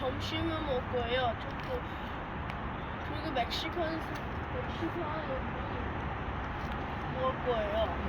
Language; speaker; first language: Korean; early bilingual, heritage; Korean